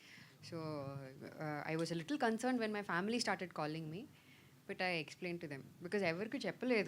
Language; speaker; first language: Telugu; non-native, fluent; Tamil